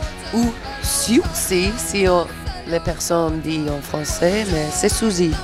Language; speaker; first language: French; non-native, fluent; English